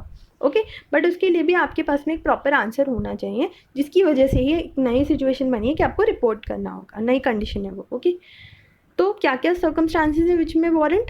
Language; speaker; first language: Hindi; native; Hindi